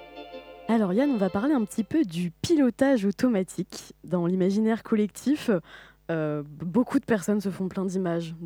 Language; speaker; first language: French; native; French